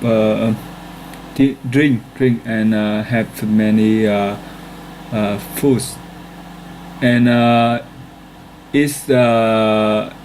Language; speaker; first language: English; non-native, learner; Vietnamese